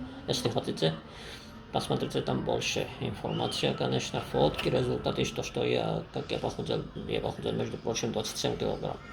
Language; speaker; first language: Russian; non-native, fluent; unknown